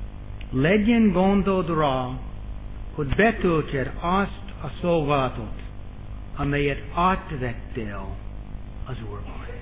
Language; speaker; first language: Hungarian; non-native, fluent; English